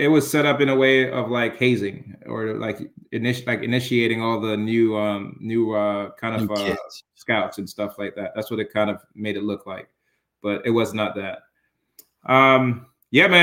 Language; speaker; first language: English; early bilingual, other home language; Jamaican Creole English